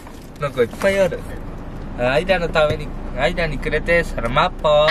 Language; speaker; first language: Japanese; early bilingual, other home language; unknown